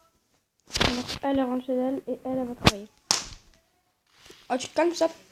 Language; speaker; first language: French; native; French